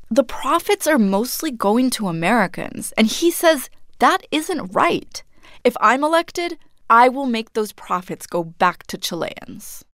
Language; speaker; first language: English; non-native, fluent; Spanish